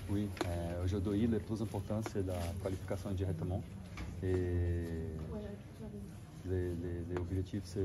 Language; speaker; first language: French; non-native, learner; Portuguese